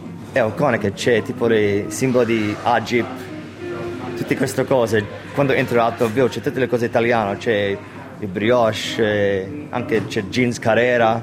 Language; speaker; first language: Italian; early bilingual, heritage; English